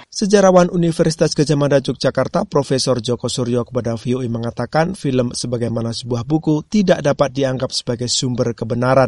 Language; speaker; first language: Indonesian; native; Indonesian